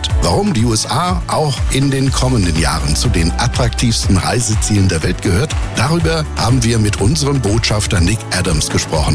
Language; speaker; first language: German; native; German